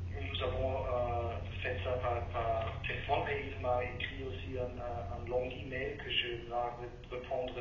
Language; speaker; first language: French; non-native, learner; German